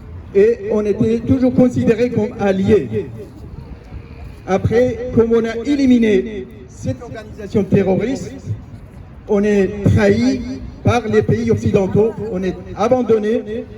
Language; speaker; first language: French; non-native, learner; Kurdish